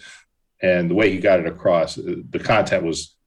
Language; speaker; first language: English; native; English